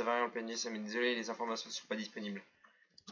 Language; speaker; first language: French; native; French